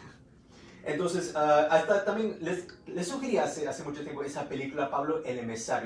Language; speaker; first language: Spanish; early bilingual, heritage; Spanish